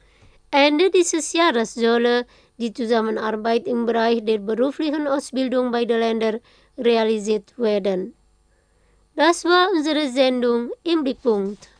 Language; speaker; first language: German; non-native, learner; Indonesian